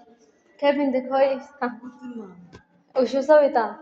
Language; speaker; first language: Arabic; non-native, learner; Bangla